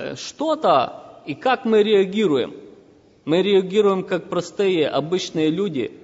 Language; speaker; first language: Russian; non-native, local second language; Ukrainian